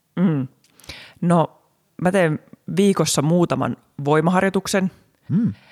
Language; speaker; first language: Finnish; native; Finnish